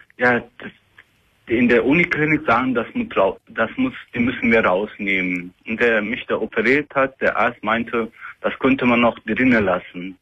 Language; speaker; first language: German; non-native, learner; Turkish